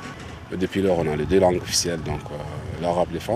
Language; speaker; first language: French; non-native, local second language; Arabic